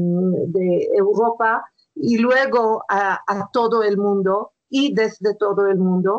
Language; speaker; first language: Spanish; non-native, fluent; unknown